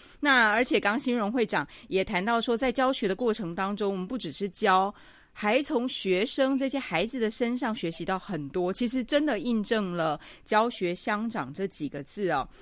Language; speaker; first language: Chinese; native; Chinese